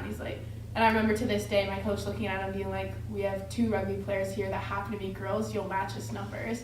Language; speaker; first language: English; native; English